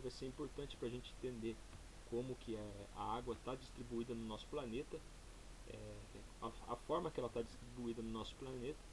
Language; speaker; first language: Portuguese; native; Portuguese